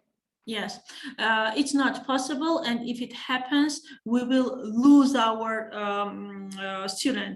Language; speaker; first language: English; non-native, fluent; Georgian